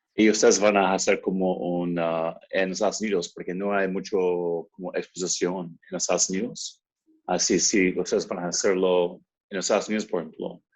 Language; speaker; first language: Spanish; non-native, learner; English